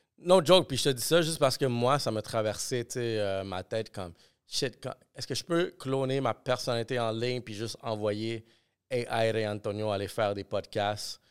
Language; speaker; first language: French; native; French